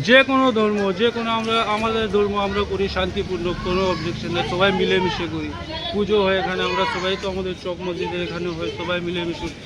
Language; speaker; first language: Bangla; non-native, local second language; Urdu